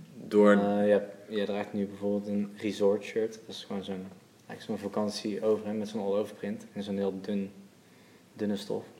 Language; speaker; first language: Dutch; native; Dutch